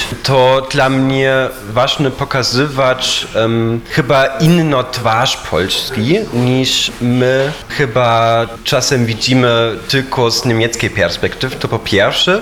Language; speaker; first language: Polish; non-native, fluent; German